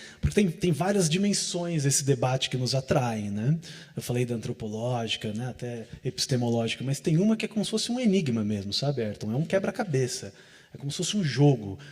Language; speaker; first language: Portuguese; native; Portuguese